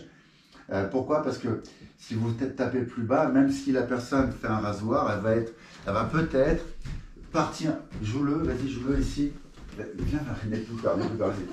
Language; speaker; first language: French; native; French